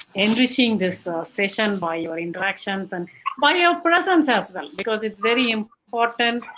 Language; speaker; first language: English; non-native, local second language; Tamil